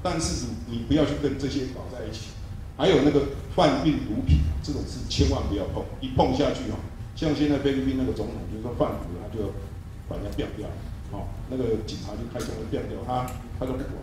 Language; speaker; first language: Chinese; native; Chinese